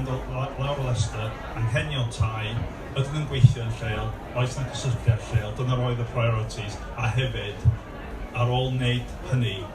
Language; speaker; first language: Welsh; non-native, local second language; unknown